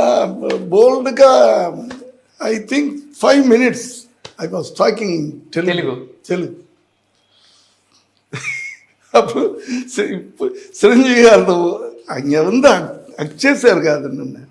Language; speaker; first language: Telugu; non-native, learner; Tamil